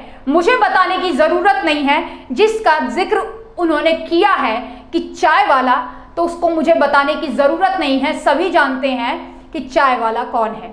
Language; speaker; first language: Hindi; native; Hindi